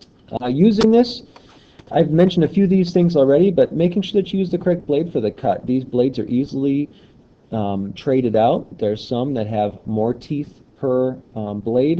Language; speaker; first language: English; native; English